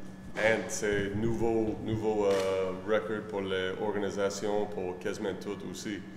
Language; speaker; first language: French; non-native, learner; English